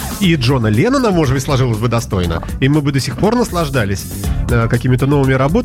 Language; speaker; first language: Russian; native; Russian